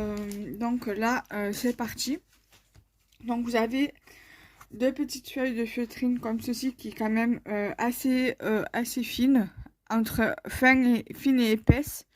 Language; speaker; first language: French; native; French